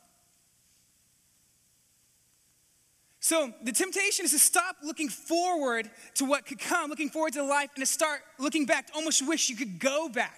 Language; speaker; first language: English; native; English